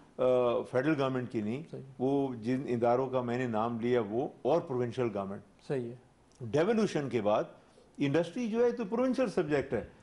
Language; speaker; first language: Urdu; non-native, local second language; Pashto